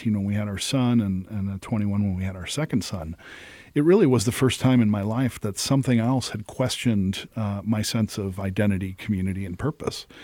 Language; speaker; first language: English; early bilingual, other home language; Italian